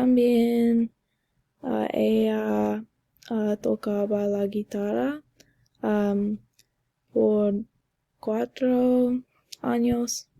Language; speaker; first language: Spanish; non-native, learner; English